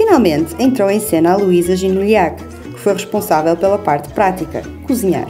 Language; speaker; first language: Portuguese; native; Portuguese